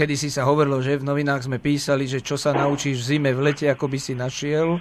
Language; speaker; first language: Slovak; native; Slovak